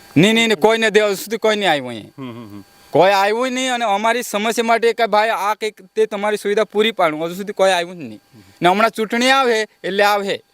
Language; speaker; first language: Gujarati; non-native, local second language; Kukna